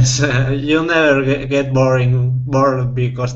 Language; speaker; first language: English; non-native, fluent; Spanish